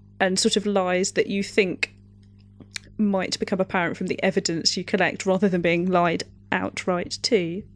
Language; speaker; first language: English; native; English